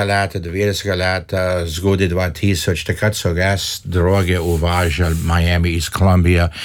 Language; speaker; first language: Slovenian; early bilingual, heritage; Slovenian